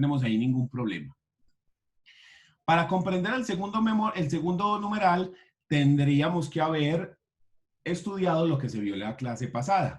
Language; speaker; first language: Spanish; native; Spanish